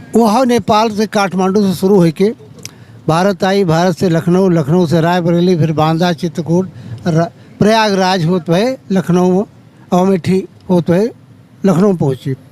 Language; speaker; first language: Hindi; native; Hindi